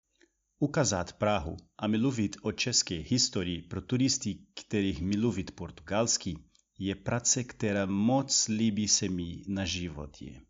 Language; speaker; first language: Czech; non-native, learner; Portuguese